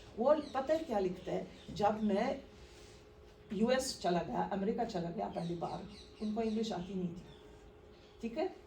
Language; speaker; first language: Hindi; non-native, fluent; Polish